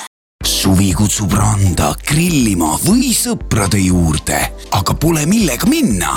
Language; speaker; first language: Estonian; native; Estonian